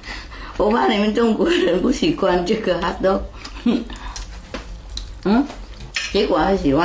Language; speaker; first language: Chinese; non-native, fluent; Vietnamese